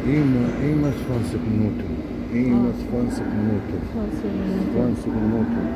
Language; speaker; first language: German; non-native, learner; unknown